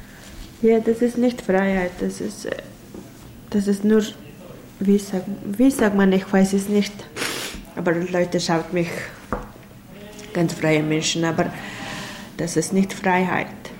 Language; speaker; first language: German; non-native, learner; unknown